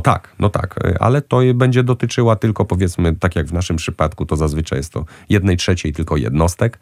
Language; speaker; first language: Polish; native; Polish